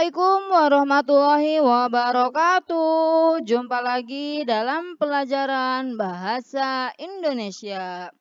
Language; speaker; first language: Indonesian; native; Indonesian